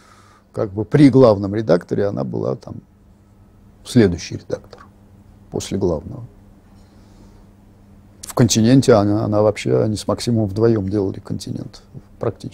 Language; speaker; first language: Russian; native; Russian